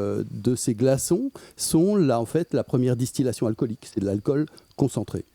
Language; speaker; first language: French; native; French